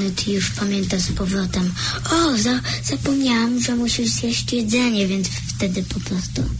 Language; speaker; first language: Polish; early bilingual, heritage; Polish